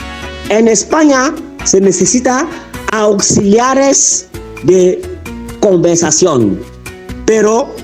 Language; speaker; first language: Spanish; non-native, fluent; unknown